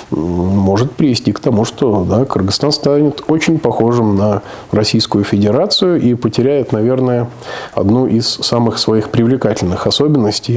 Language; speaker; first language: Russian; native; Russian